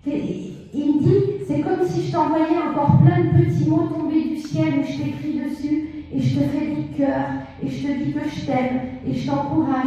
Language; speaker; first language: French; native; French